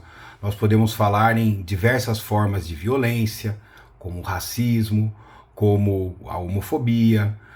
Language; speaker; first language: Portuguese; native; Portuguese